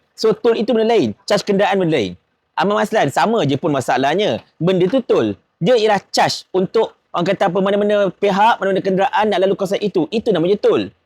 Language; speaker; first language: Malay; native; Malay